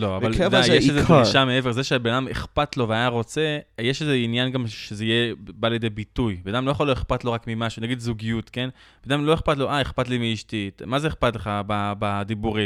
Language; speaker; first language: Hebrew; native; Hebrew